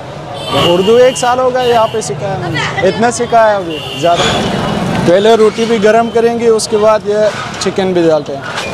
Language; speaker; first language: Hindi; non-native, learner; Persian